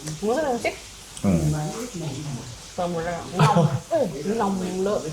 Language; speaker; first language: Korean; non-native, learner; Vietnamese